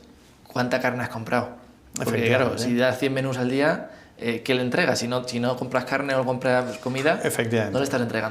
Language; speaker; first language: Spanish; native; Spanish